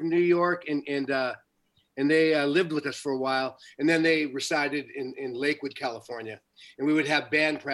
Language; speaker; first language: English; native; English